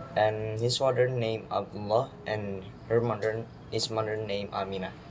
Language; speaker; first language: English; non-native, learner; Indonesian